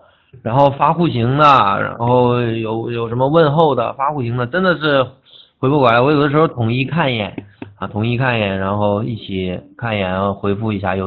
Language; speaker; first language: Chinese; native; Chinese